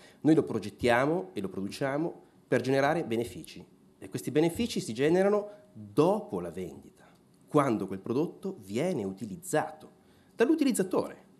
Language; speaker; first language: Italian; native; Italian